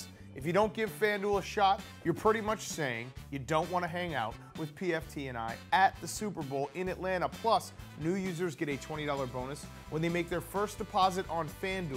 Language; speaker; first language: English; native; English